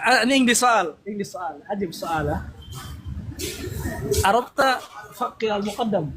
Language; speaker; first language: Arabic; non-native, learner; Indonesian